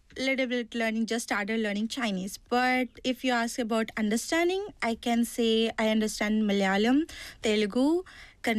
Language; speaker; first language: English; non-native, local second language; Tamil